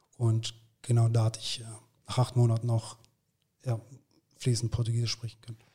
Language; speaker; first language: German; early bilingual, other home language; Turkish